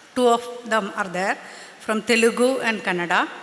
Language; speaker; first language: English; non-native, local second language; Malayalam